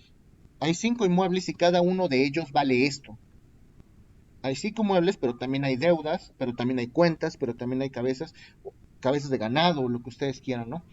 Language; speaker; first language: Spanish; native; Spanish